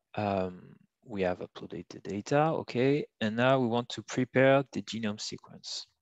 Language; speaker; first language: English; non-native, fluent; French